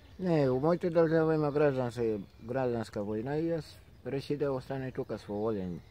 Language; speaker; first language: Bulgarian; non-native, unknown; Spanish